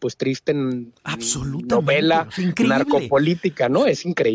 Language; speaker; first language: Spanish; native; Spanish